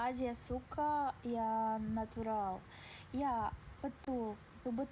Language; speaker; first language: Indonesian; non-native, learner; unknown